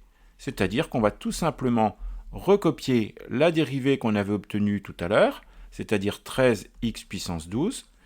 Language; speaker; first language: French; native; French